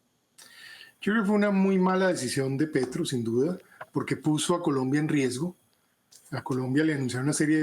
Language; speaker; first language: Spanish; native; Spanish